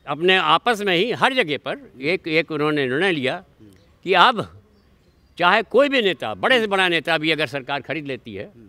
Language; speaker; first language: Hindi; native; Hindi